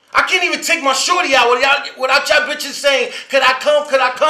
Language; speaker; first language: English; native; English